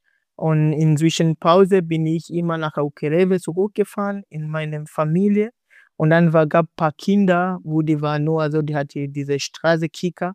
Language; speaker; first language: German; non-native, learner; Swahili